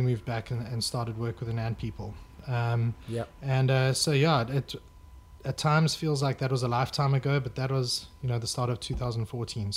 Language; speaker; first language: English; native; English